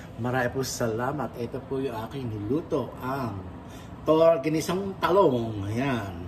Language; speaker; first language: Filipino; native; Filipino